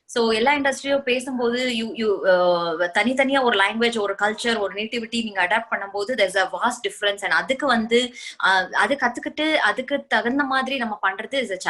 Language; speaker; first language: Tamil; non-native, fluent; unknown